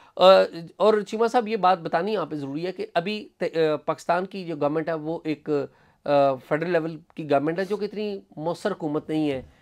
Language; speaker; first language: Urdu; non-native, local second language; Punjabi